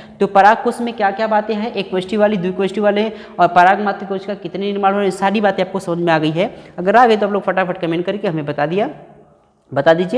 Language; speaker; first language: Hindi; native; Hindi